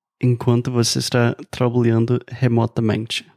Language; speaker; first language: Portuguese; non-native, fluent; English